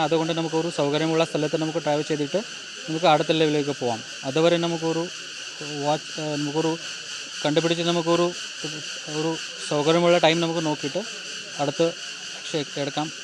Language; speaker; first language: Malayalam; non-native, fluent; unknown